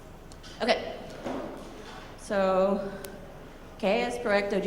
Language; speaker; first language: Spanish; non-native, learner; English